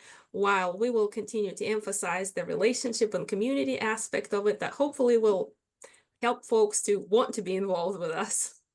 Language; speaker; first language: English; non-native, fluent; Russian